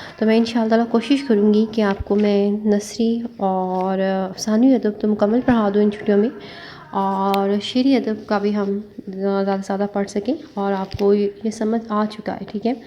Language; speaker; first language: Urdu; non-native, local second language; Punjabi